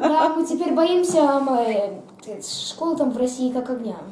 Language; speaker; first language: Russian; early bilingual, heritage; Russian